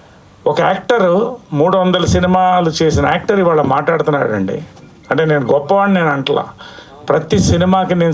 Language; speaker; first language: Telugu; native; Telugu